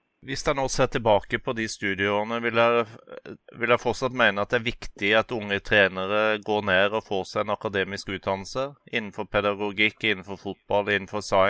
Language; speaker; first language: Norwegian; native; Norwegian